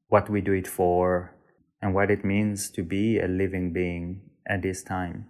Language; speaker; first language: English; non-native, fluent; Hebrew